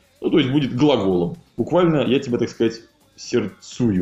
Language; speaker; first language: Russian; native; Russian